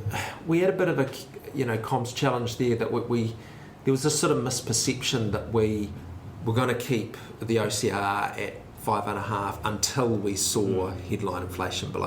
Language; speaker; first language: English; native; English